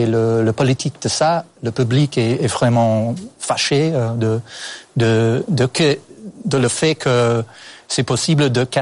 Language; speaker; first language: French; non-native, fluent; English